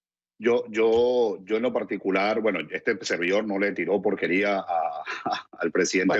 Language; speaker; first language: Spanish; native; Spanish